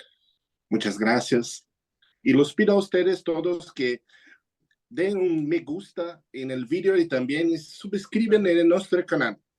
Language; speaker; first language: Spanish; non-native, learner; Portuguese